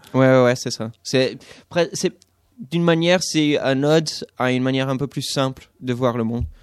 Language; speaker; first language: French; non-native, fluent; English